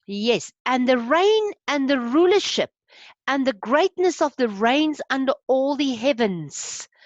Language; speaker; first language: English; non-native, local second language; Afrikaans